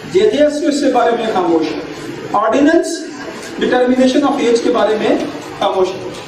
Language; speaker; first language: Urdu; non-native, local second language; Punjabi